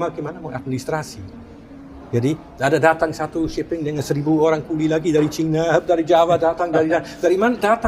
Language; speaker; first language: Indonesian; non-native, fluent; Dutch